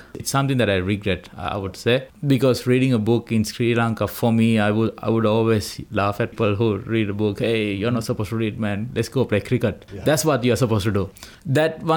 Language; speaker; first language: English; non-native, local second language; Sinhala